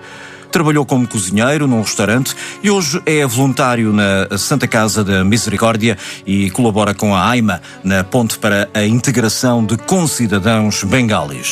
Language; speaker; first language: Portuguese; native; Portuguese